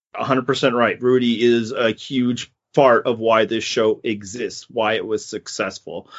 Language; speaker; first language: English; native; English